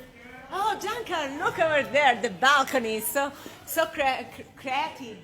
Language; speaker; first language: English; non-native, fluent; Italian